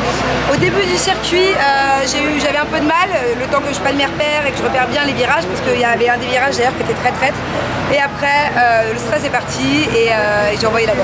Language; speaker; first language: French; native; French